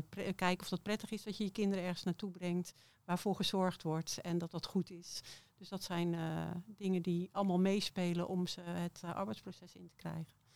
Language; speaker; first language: Dutch; native; Dutch